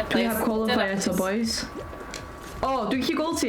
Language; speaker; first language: Welsh; native; Welsh